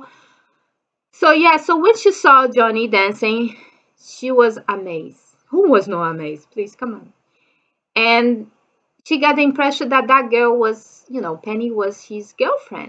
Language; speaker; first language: English; non-native, fluent; Portuguese